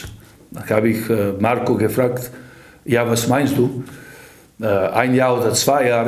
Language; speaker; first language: German; non-native, fluent; Serbian